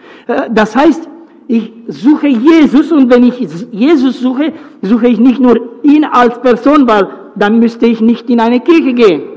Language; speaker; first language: German; non-native, fluent; Romanian